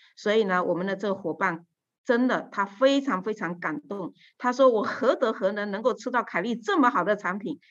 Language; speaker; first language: Chinese; native; Chinese